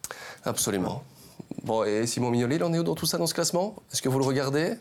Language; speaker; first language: French; native; French